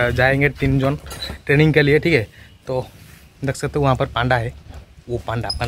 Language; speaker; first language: Hindi; non-native, local second language; Odia